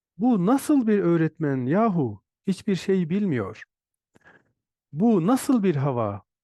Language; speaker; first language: Turkish; native; Turkish